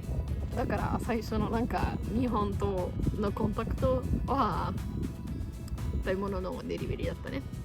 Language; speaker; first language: Japanese; non-native, fluent; Italian